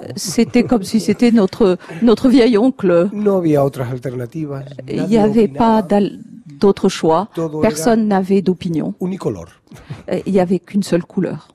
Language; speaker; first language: French; non-native, fluent; Spanish